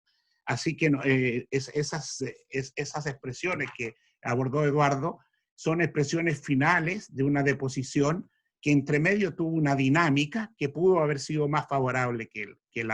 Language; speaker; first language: Spanish; native; Spanish